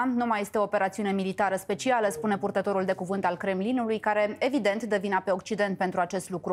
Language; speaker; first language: Romanian; native; Romanian